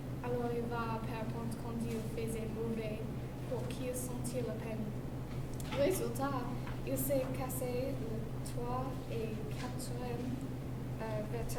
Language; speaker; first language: French; non-native, learner; English